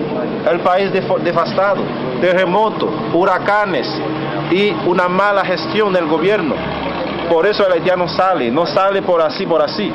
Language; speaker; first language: Spanish; non-native, fluent; Haitian Creole